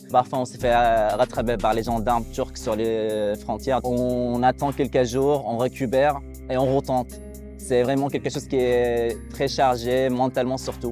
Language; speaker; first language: French; non-native, fluent; Arabic